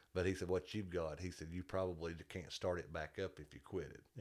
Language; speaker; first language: English; native; English